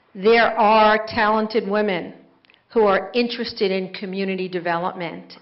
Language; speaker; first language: English; native; English